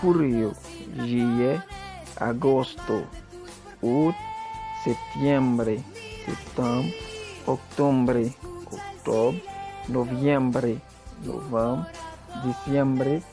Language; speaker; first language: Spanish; non-native, fluent; Haitian Creole